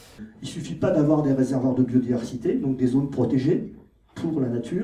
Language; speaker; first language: French; native; French